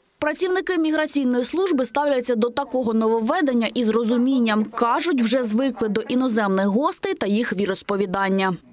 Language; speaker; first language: Ukrainian; native; Ukrainian